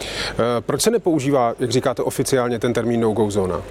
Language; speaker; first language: Czech; native; Czech